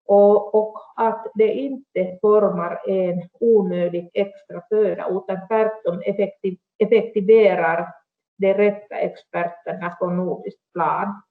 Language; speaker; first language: Swedish; non-native, local second language; Finnish